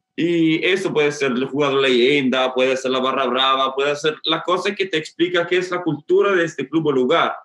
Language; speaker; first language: Spanish; non-native, fluent; English